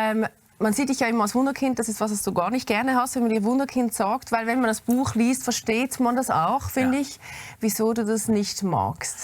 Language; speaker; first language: German; native; German